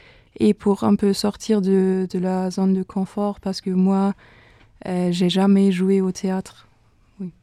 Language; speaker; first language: French; non-native, fluent; German